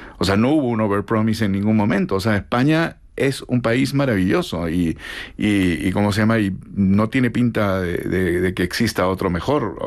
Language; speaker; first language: Spanish; native; Spanish